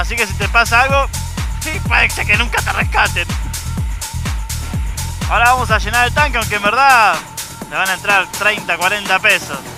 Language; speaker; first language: Spanish; native; Spanish